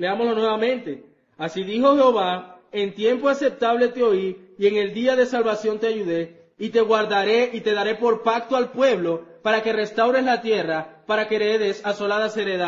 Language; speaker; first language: Spanish; native; Spanish